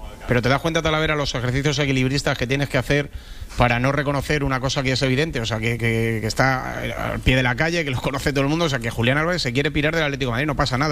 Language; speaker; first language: Spanish; native; Spanish